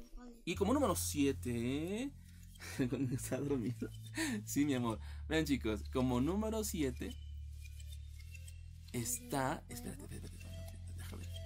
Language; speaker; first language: Spanish; native; Spanish